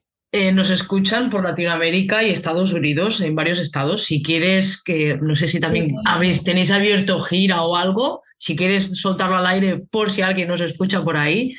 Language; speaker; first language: Spanish; native; Spanish